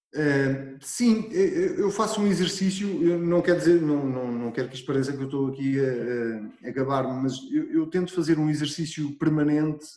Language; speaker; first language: Portuguese; native; Portuguese